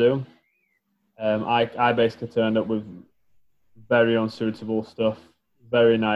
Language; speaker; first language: English; native; English